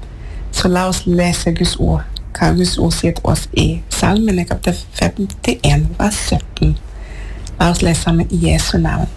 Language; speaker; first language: Norwegian; non-native, fluent; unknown